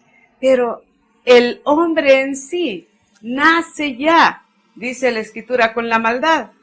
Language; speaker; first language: Spanish; native; Spanish